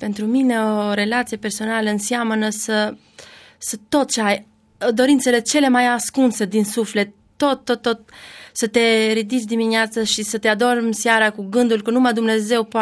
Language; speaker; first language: Romanian; non-native, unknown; Albanian